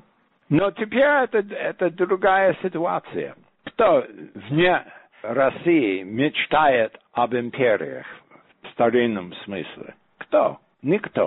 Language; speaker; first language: Russian; non-native, fluent; English